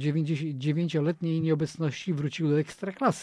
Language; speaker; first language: Polish; native; Polish